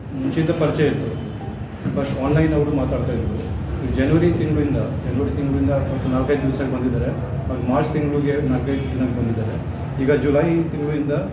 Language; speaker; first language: Kannada; non-native, fluent; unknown